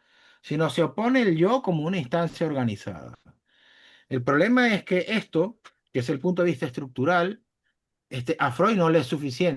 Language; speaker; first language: Spanish; native; Spanish